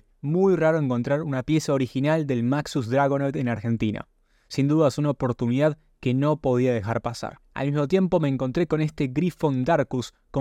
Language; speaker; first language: Spanish; native; Spanish